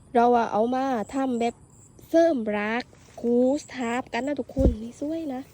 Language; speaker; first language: Thai; non-native, local second language; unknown